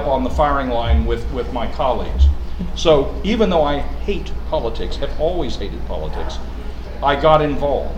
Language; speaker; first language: English; native; English